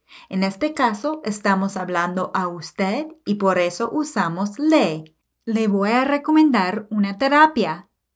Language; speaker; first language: Spanish; non-native, fluent; English